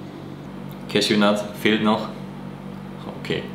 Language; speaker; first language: German; native; German